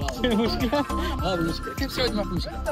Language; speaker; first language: Arabic; non-native, learner; Bangla